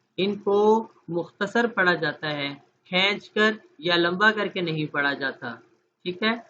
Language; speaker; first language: Urdu; native; Urdu